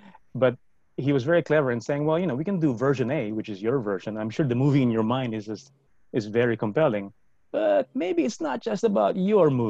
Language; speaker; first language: English; non-native, local second language; Filipino